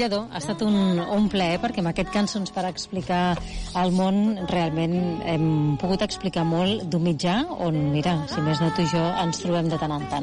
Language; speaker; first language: Catalan; native; Catalan